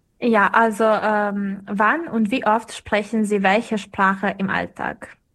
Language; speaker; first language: German; non-native, fluent; Serbian